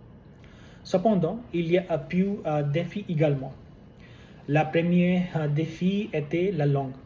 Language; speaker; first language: French; non-native, learner; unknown